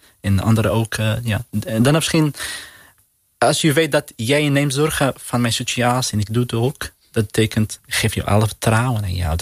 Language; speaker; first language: Dutch; non-native, learner; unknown